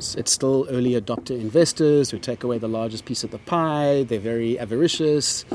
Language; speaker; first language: English; native; English